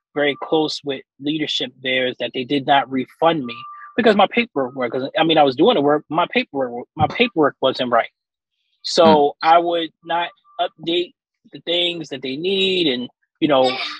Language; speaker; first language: English; native; English